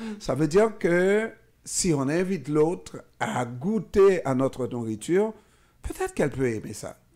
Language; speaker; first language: French; non-native, local second language; Haitian Creole